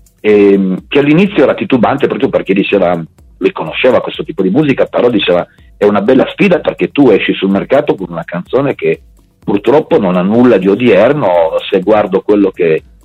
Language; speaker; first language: Italian; native; Italian